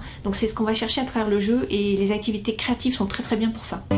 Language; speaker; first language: French; native; French